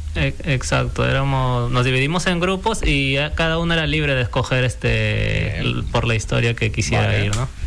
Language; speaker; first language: Spanish; native; Spanish